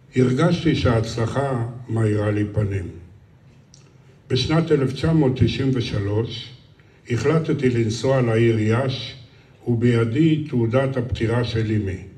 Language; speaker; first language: Hebrew; early bilingual, other home language; Romanian